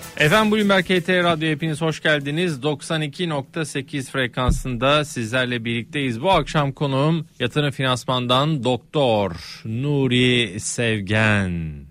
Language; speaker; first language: Turkish; native; Turkish